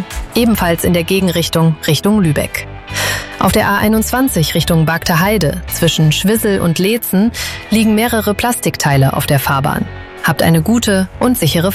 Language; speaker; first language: German; native; German